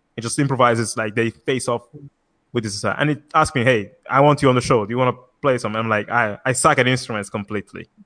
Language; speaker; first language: English; non-native, fluent; Italian